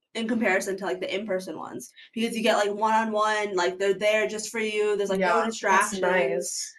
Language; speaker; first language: English; native; English